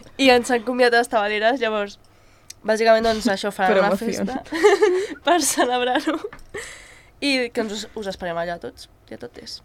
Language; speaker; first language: Catalan; non-native, local second language; Spanish